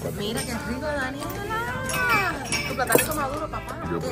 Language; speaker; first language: Spanish; native; Spanish